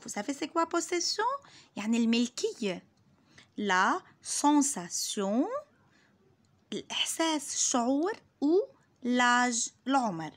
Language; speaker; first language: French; non-native, local second language; Arabic